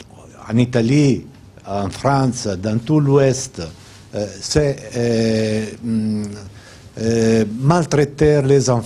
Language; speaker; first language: French; non-native, fluent; Italian